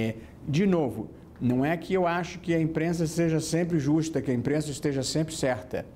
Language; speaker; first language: Portuguese; native; Portuguese